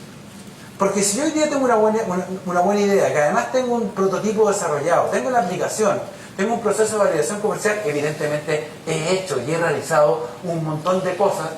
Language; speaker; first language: Spanish; native; Spanish